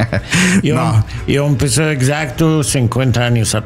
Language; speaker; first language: Spanish; non-native, learner; English